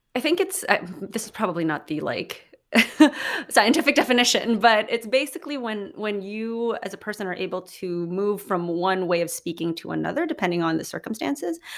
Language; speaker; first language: English; non-native, local second language; Filipino